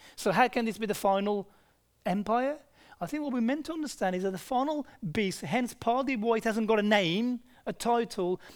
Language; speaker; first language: English; native; English